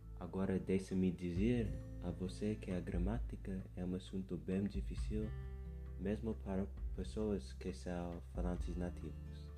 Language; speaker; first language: Portuguese; non-native, fluent; English